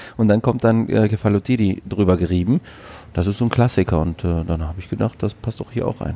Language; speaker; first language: German; early bilingual, other home language; Greek